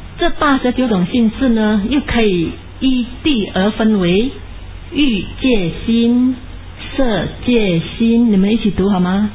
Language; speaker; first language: Chinese; native; Chinese